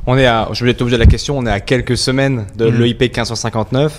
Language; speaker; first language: French; native; French